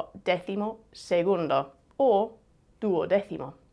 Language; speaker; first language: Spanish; non-native, fluent; English